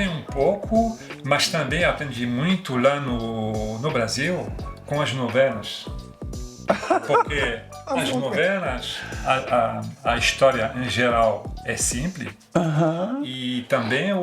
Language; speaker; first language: Portuguese; non-native, fluent; French